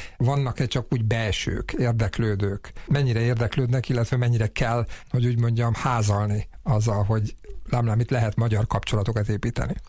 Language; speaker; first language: Hungarian; native; Hungarian